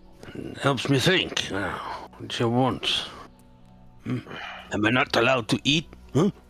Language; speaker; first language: English; non-native, fluent; French